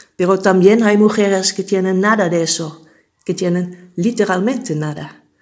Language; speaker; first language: Spanish; non-native, fluent; Dutch